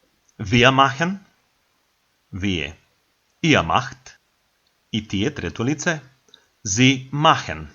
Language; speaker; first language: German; non-native, fluent; Macedonian